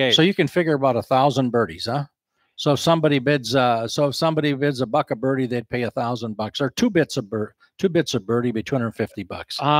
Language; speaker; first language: English; native; English